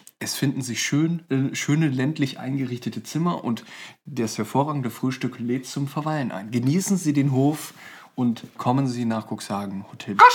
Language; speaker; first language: German; native; German